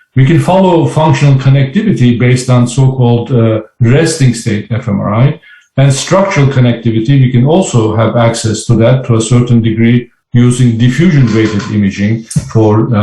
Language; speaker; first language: English; non-native, fluent; Turkish